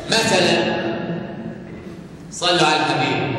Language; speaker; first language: Arabic; native; Arabic